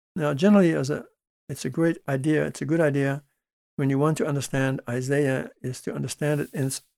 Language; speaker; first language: English; early bilingual, other home language; Dutch